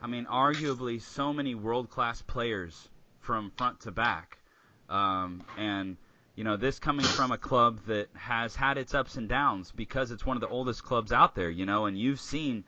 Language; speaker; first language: English; native; English